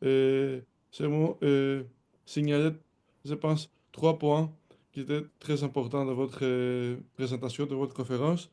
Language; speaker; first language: French; non-native, fluent; Greek